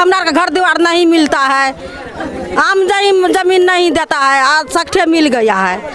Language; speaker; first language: Hindi; non-native, local second language; Maithili